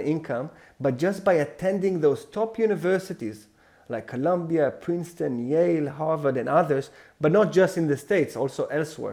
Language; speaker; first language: English; non-native, fluent; Hebrew